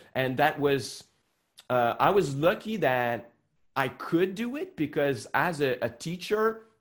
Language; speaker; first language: English; non-native, fluent; French